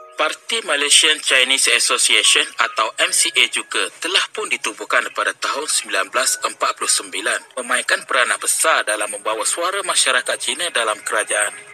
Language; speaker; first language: Malay; native; Malay